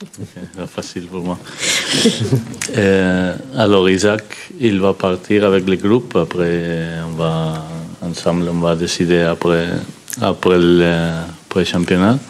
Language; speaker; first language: French; non-native, fluent; Spanish